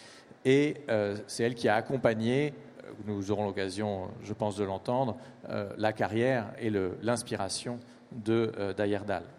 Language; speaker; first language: French; native; French